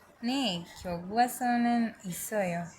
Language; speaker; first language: Korean; non-native, fluent; Hindi